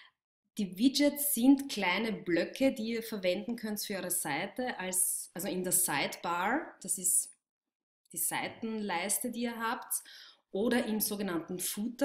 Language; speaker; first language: German; native; German